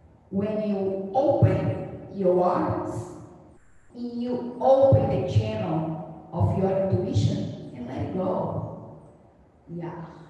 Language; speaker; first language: English; non-native, learner; Portuguese